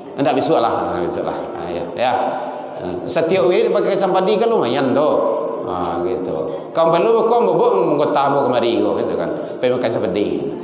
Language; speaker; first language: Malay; non-native, local second language; Minangkabau